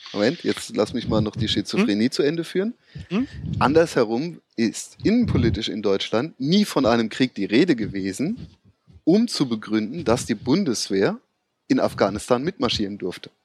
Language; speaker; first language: German; native; German